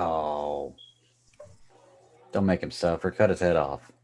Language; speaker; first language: English; native; English